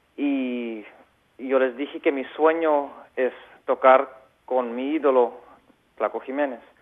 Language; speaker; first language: Spanish; non-native, fluent; Dutch